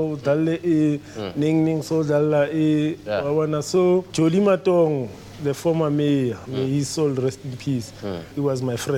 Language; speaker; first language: English; non-native, local second language; Southern Sotho